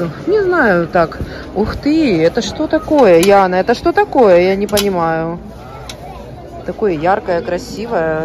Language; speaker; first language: Russian; native; Russian